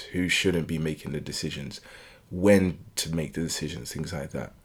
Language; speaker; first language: English; native; English